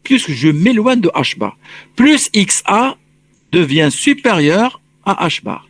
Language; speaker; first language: French; non-native, local second language; Arabic